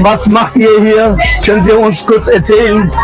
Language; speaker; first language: German; early bilingual, other home language; Turkish